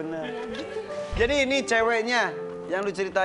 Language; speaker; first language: Indonesian; native; Indonesian